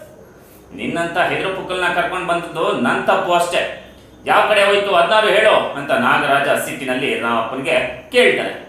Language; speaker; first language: Kannada; native; Kannada